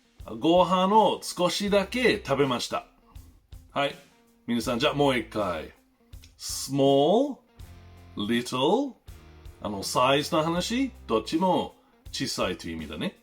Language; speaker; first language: Japanese; non-native, learner; English